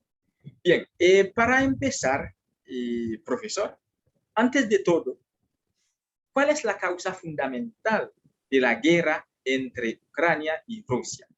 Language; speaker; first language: Spanish; non-native, fluent; French